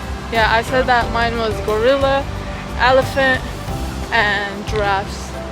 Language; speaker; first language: English; non-native, fluent; Turkish